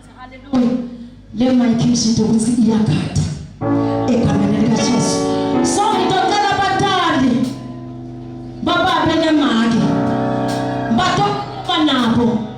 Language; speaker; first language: Zulu; non-native, local second language; Swati